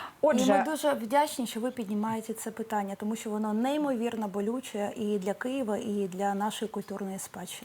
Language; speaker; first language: Ukrainian; native; Ukrainian